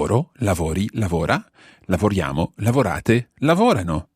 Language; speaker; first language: Italian; non-native, fluent; English